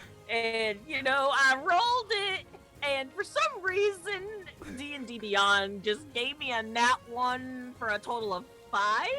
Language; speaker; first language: English; native; English